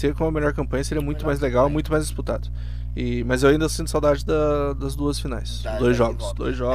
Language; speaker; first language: Portuguese; native; Portuguese